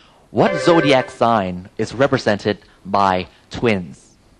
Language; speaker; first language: English; non-native, fluent; Thai